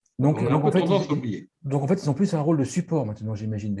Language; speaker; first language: French; native; French